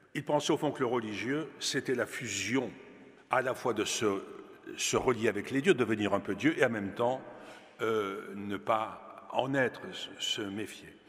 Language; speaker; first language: French; native; French